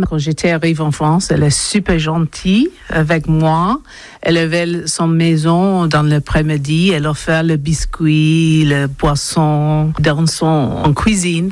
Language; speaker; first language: French; non-native, learner; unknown